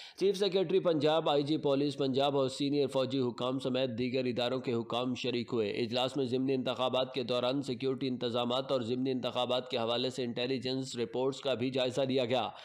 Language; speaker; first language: Urdu; non-native, local second language; Punjabi